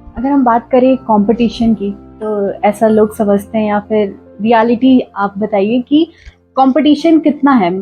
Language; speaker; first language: Hindi; native; Hindi